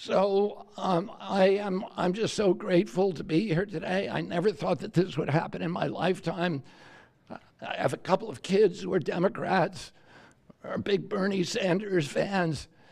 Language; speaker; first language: English; native; English